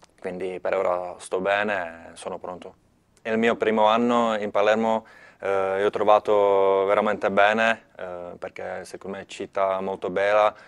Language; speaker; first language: Italian; non-native, learner; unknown